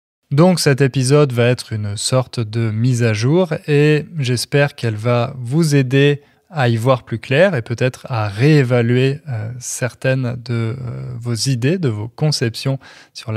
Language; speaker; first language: French; native; French